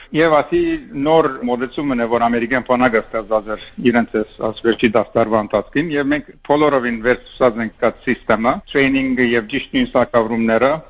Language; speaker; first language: Armenian; early bilingual, heritage; Armenian